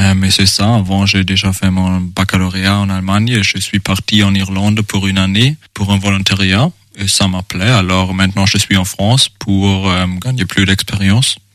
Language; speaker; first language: French; non-native, fluent; German